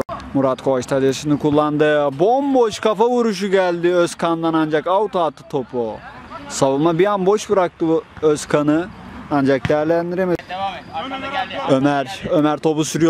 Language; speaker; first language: Turkish; native; Turkish